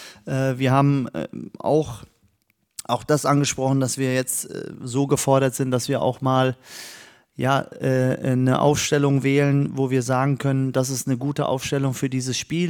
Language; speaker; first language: German; native; German